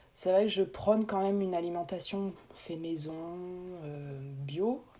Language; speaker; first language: French; native; French